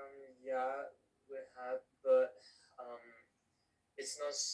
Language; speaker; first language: English; non-native, learner; Korean